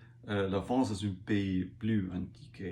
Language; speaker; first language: French; non-native, learner; English